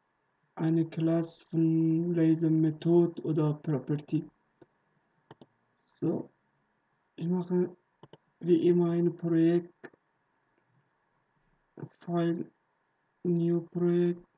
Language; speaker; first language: German; non-native, learner; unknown